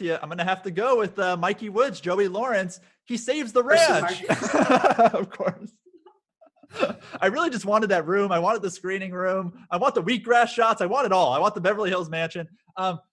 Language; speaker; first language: English; native; English